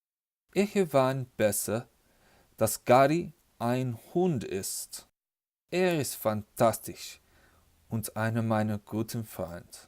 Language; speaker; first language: German; non-native, learner; English